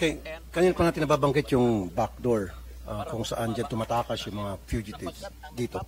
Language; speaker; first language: Filipino; native; Filipino